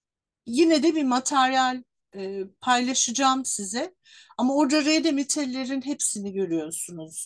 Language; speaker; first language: Turkish; native; Turkish